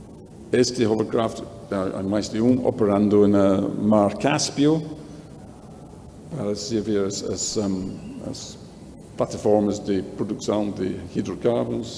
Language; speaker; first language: Portuguese; non-native, learner; English